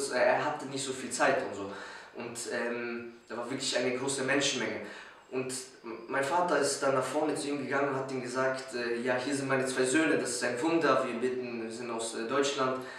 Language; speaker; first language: German; early bilingual, other home language; Polish